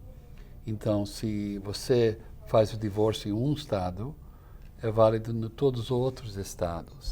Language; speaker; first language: Portuguese; non-native, fluent; English